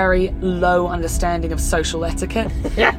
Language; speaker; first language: English; native; English